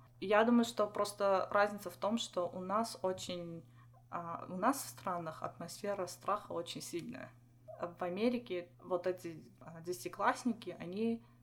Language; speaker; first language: Russian; non-native, local second language; Armenian